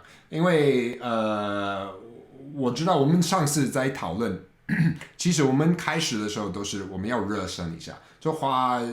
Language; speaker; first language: Chinese; non-native, fluent; English